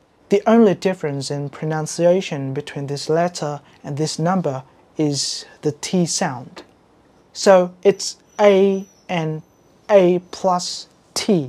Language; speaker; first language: English; non-native, fluent; Vietnamese